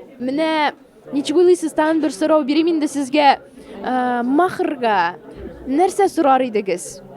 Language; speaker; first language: Tatar; native; Tatar